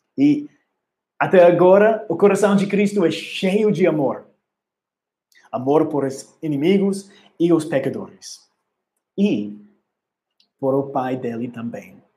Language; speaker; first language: Portuguese; non-native, learner; English